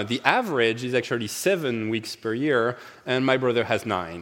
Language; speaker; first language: English; non-native, fluent; French